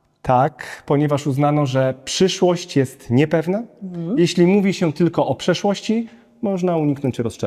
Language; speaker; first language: Polish; native; Polish